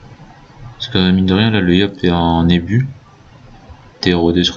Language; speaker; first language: French; native; French